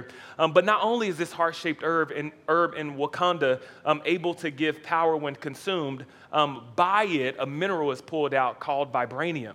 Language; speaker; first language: English; native; English